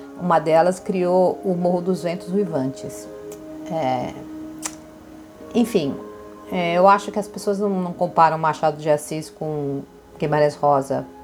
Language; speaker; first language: Portuguese; native; Portuguese